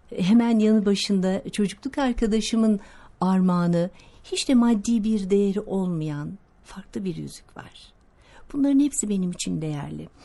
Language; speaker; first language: Turkish; native; Turkish